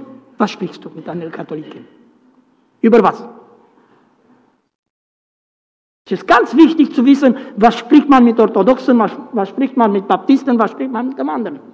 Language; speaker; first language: German; non-native, fluent; Romanian